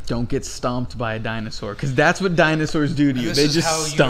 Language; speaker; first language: English; native; English